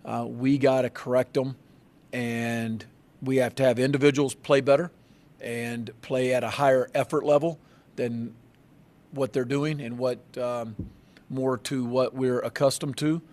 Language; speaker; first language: English; native; English